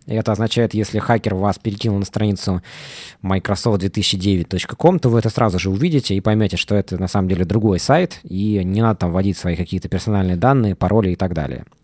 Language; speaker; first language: Russian; native; Russian